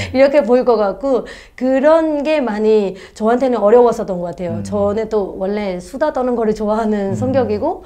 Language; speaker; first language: Korean; non-native, fluent; Burmese